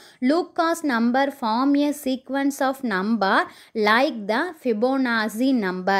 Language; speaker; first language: English; non-native, local second language; Tamil